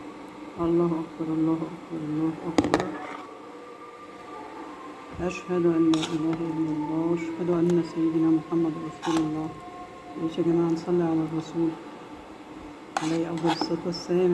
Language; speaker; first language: Arabic; native; Arabic